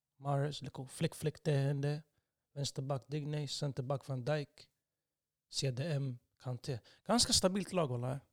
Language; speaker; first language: Swedish; early bilingual, other home language; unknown